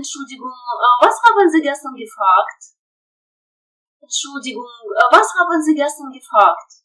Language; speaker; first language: German; non-native, fluent; Russian